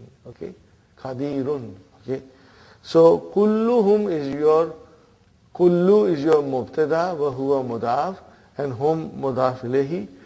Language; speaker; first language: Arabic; non-native, fluent; Bangla